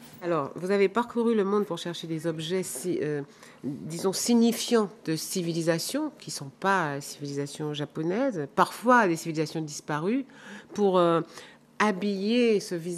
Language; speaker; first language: French; native; French